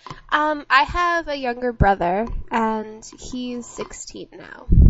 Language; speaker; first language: English; native; English